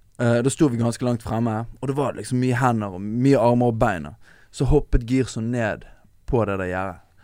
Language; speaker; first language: Norwegian; native; Norwegian